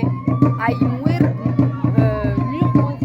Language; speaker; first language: Spanish; non-native, learner; French